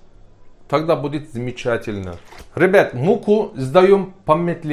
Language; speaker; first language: Russian; non-native, learner; Turkish